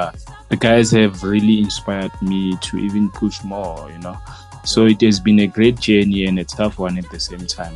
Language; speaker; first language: English; non-native, local second language; Northern Sotho